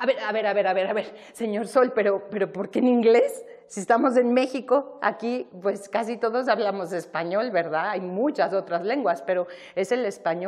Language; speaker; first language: Spanish; native; Spanish